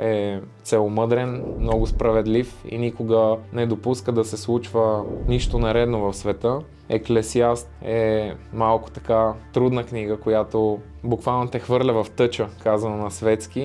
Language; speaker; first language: Bulgarian; native; Bulgarian